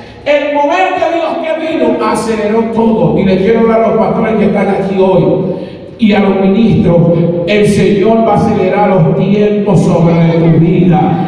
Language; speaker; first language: Spanish; native; Spanish